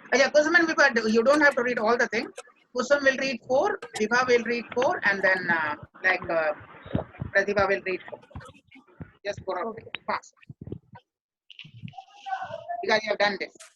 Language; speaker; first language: English; non-native, local second language; Bangla